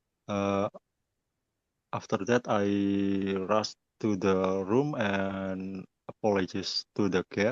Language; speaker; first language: English; non-native, learner; Indonesian